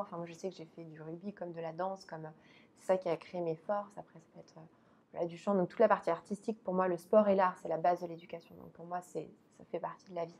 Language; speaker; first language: French; native; French